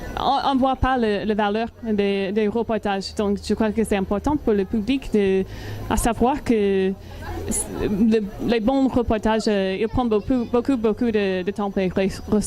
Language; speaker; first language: French; non-native, learner; English